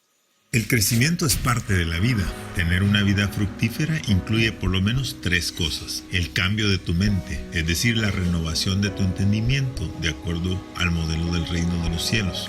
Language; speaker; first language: Spanish; native; Spanish